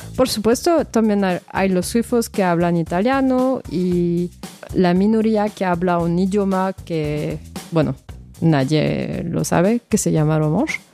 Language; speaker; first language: Spanish; non-native, fluent; French